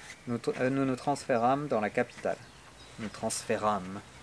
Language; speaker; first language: French; native; French